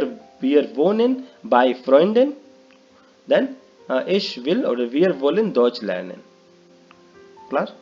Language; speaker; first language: German; non-native, learner; Hindi